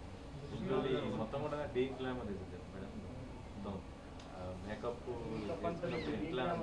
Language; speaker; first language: Telugu; native; Telugu